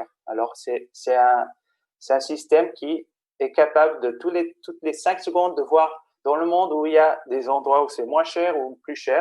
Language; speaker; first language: French; non-native, fluent; Spanish